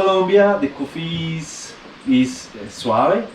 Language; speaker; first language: English; non-native, learner; Spanish